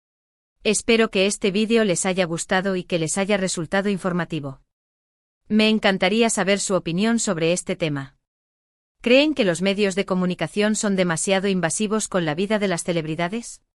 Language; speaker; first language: Spanish; native; Spanish